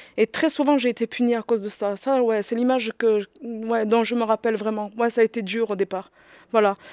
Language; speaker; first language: French; early bilingual, other home language; Riffian